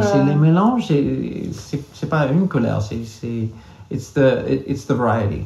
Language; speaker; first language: French; non-native, local second language; English